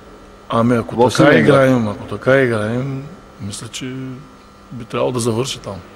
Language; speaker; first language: Bulgarian; native; Bulgarian